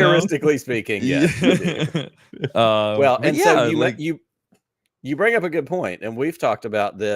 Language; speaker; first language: English; native; English